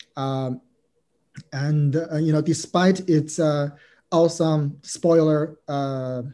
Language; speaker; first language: English; non-native, fluent; Chinese